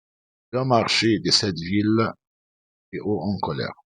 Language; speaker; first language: French; non-native, fluent; Arabic